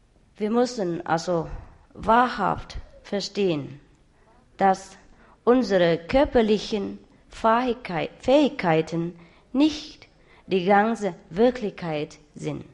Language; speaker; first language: German; non-native, learner; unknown